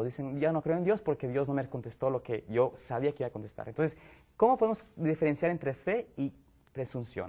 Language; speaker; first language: Spanish; native; Spanish